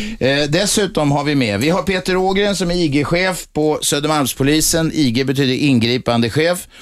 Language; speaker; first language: Swedish; native; Swedish